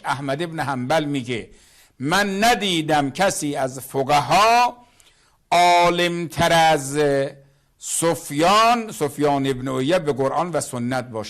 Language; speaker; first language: Persian; native; Persian